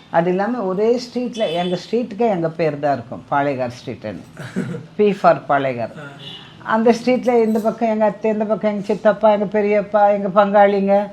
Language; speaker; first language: Tamil; non-native, local second language; Telugu